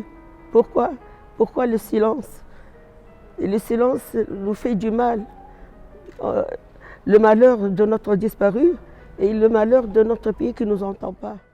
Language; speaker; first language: French; non-native, local second language; Arabic